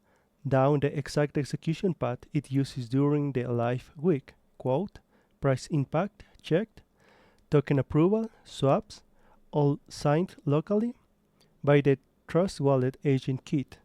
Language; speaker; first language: English; non-native, fluent; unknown